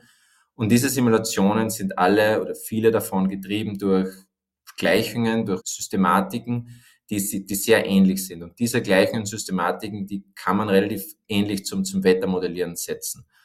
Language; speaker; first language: German; native; German